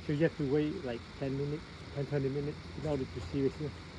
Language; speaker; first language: English; non-native, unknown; Vietnamese